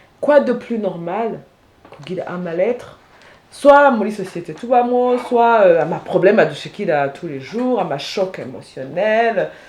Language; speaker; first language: French; non-native, local second language; Rundi